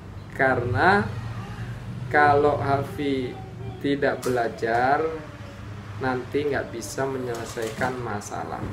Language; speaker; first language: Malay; non-native, local second language; Javanese